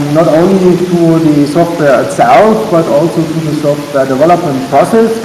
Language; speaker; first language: English; non-native, fluent; German